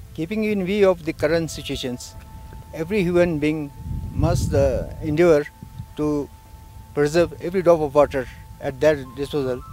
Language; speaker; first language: English; non-native, local second language; Ladakhi